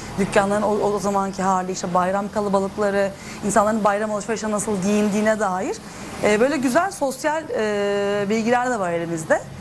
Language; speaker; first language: Turkish; native; Turkish